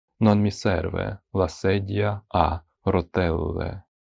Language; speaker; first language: Italian; non-native, fluent; Ukrainian